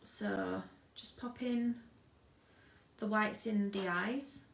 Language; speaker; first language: English; native; English